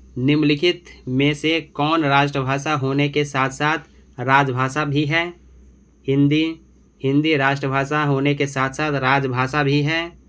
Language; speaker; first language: Hindi; native; Hindi